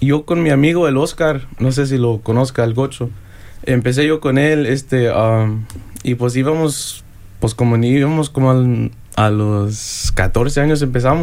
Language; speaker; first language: Spanish; early bilingual, heritage; Spanish